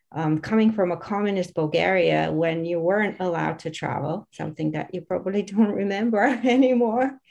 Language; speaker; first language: English; non-native, fluent; Bulgarian